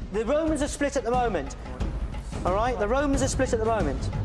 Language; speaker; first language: English; native; English